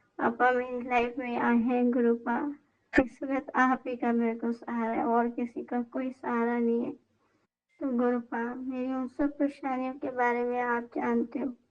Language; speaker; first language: Hindi; native; Hindi